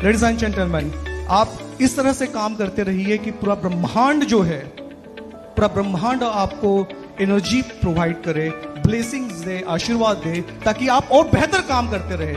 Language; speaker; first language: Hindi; native; Hindi